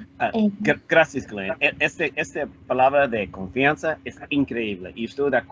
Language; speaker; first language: Spanish; non-native, fluent; English